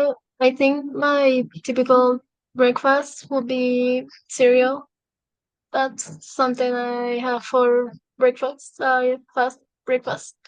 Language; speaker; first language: English; non-native, fluent; Spanish